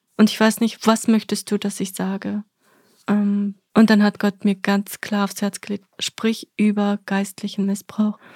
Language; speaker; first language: German; early bilingual, other home language; Russian